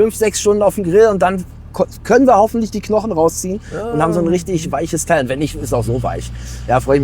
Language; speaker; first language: German; native; German